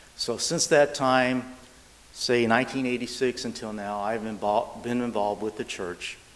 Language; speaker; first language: English; native; English